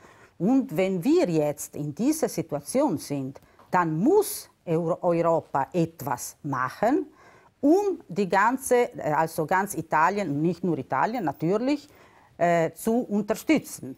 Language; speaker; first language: German; non-native, local second language; Italian